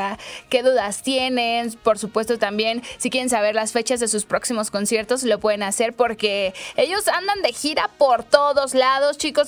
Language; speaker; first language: Spanish; native; Spanish